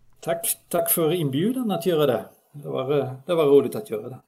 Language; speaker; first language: Swedish; non-native, fluent; Dutch